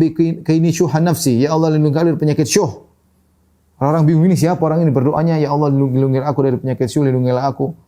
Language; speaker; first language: Indonesian; native; Indonesian